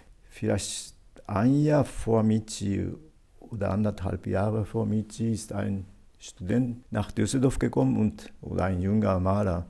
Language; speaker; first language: German; non-native, fluent; Japanese